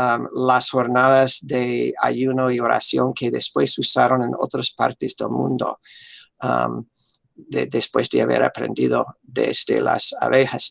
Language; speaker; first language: Spanish; non-native, fluent; English